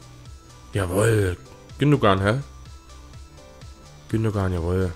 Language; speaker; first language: German; native; German